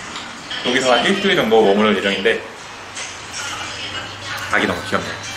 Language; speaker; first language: Korean; native; Korean